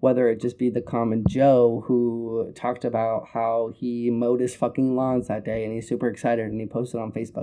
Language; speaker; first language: English; native; English